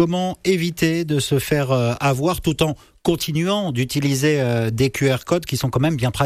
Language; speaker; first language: French; native; French